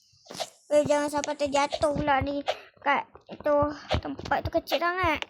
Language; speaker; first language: Malay; native; Malay